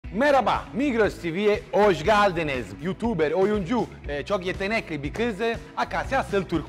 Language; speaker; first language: Turkish; non-native, learner; Italian